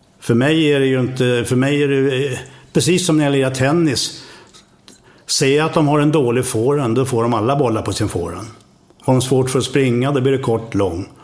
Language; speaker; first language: Swedish; native; Swedish